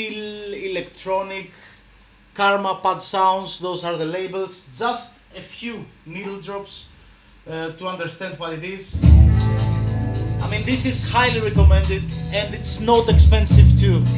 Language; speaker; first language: English; non-native, fluent; Greek